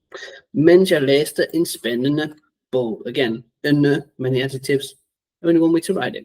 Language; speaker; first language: Danish; native; Danish